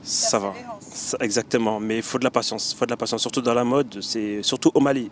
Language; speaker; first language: French; early bilingual, other home language; Bambara